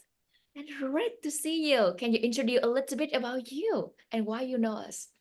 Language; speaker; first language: English; non-native, fluent; Vietnamese